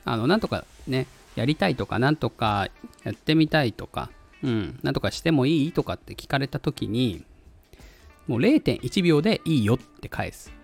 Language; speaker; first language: Japanese; native; Japanese